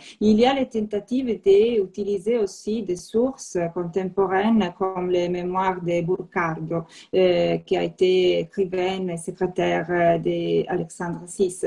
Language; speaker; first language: French; non-native, learner; Italian